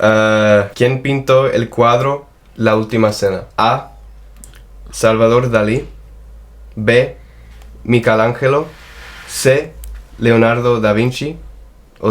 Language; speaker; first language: Spanish; non-native, fluent; English